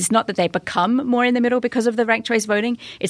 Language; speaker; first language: English; native; English